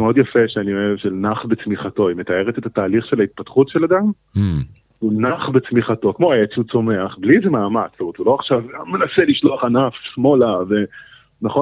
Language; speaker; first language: Hebrew; native; Hebrew